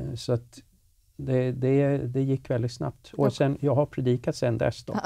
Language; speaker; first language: Swedish; native; Swedish